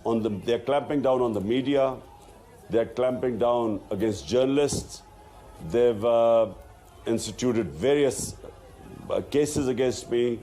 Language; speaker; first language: English; non-native, local second language; Urdu